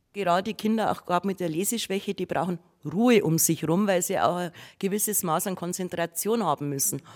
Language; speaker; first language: German; native; German